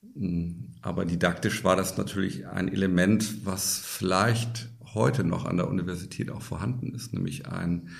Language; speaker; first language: German; native; German